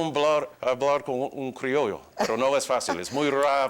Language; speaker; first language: Spanish; early bilingual, heritage; English